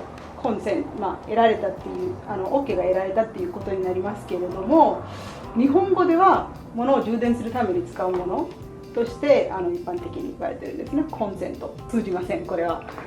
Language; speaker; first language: Japanese; non-native, fluent; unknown